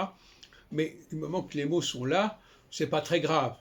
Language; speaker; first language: French; native; French